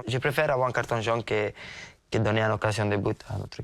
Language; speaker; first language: French; non-native, fluent; Portuguese